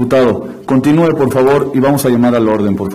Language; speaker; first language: Spanish; native; Spanish